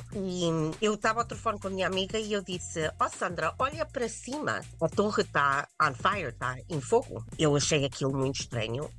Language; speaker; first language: Portuguese; early bilingual, heritage; English